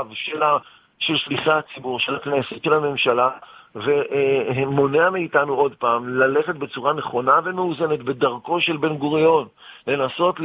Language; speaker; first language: Hebrew; native; Hebrew